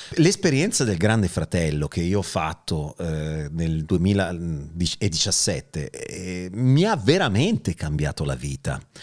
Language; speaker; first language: Italian; native; Italian